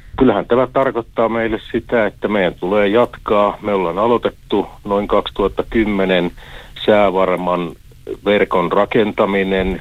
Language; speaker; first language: Finnish; native; Finnish